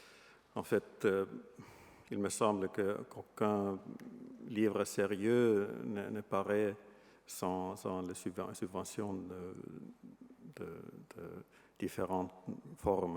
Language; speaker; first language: French; non-native, fluent; Estonian